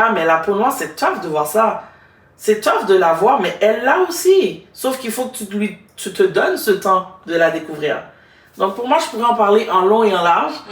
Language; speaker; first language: French; native; French